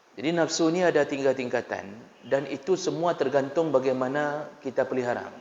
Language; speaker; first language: Malay; non-native, local second language; Achinese